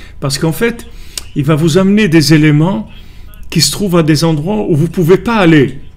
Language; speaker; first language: French; native; French